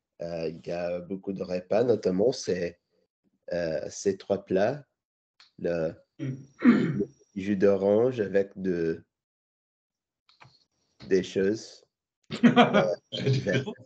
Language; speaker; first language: French; non-native, learner; English